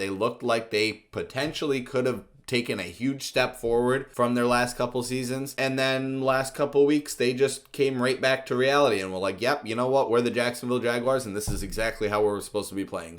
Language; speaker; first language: English; native; English